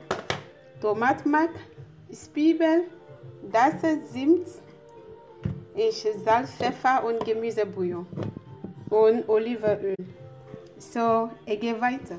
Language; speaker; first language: German; non-native, learner; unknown